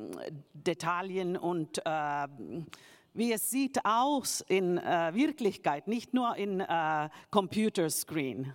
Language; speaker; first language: German; non-native, fluent; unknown